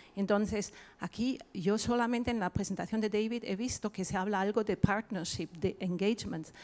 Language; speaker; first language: Spanish; non-native, fluent; German